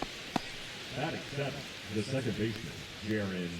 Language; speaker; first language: English; native; English